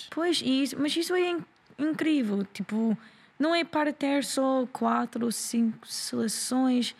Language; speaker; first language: Portuguese; non-native, learner; English